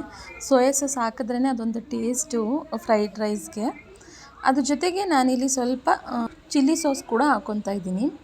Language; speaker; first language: Kannada; native; Kannada